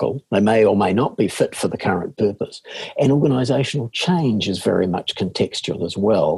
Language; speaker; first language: English; native; English